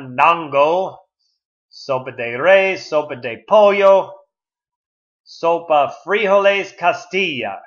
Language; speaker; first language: Spanish; non-native, learner; English